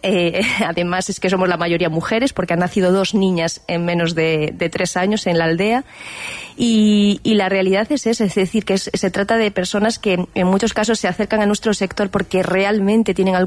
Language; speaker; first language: Spanish; native; Spanish